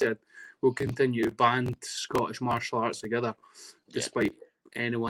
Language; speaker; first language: English; native; English